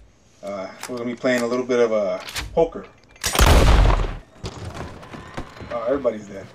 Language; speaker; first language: English; native; English